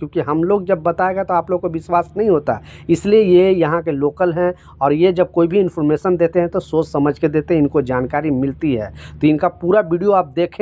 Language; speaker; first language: Hindi; native; Hindi